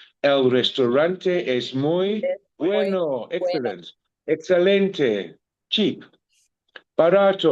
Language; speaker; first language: Spanish; non-native, learner; English